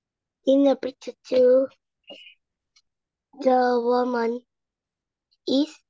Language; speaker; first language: English; non-native, learner; Vietnamese